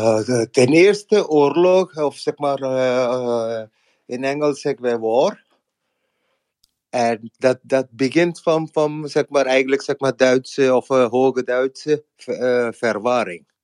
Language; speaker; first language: Dutch; non-native, fluent; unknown